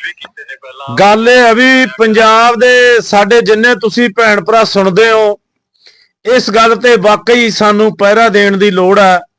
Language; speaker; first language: Punjabi; native; Punjabi